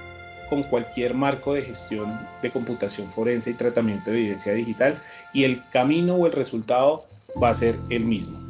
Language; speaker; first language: Spanish; native; Spanish